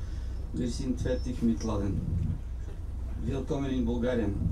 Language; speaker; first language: German; non-native, learner; Bulgarian